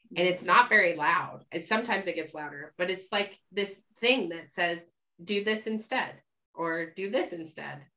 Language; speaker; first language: English; native; English